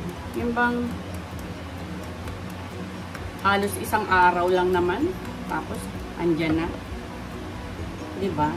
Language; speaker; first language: Filipino; native; Filipino